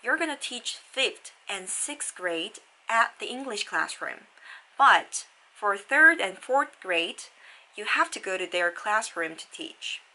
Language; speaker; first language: English; non-native, fluent; Korean